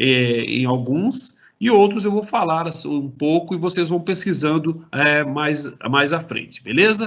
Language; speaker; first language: Portuguese; native; Portuguese